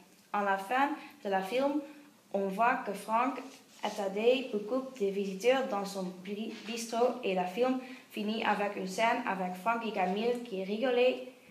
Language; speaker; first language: French; non-native, learner; Dutch